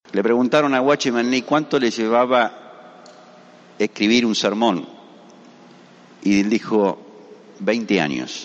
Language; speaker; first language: Spanish; native; Spanish